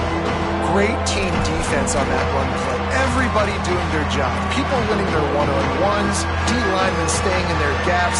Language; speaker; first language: English; native; English